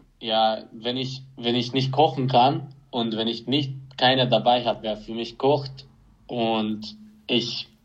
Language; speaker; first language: German; non-native, fluent; Hungarian